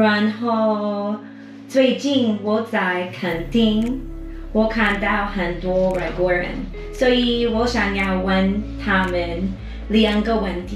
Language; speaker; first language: Chinese; non-native, fluent; English